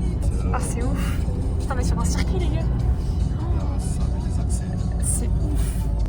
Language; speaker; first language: French; native; French